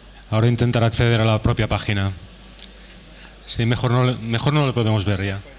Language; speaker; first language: Spanish; native; Spanish